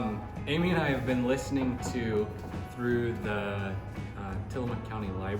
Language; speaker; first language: English; native; English